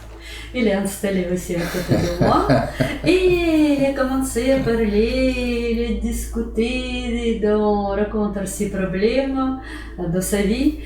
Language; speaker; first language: French; non-native, learner; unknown